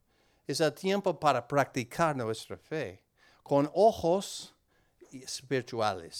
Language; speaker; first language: Spanish; non-native, learner; English